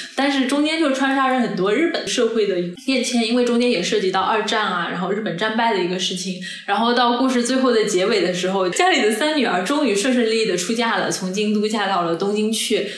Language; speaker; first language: Chinese; non-native, local second language; Cantonese